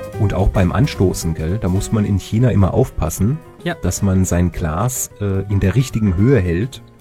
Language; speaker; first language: German; native; German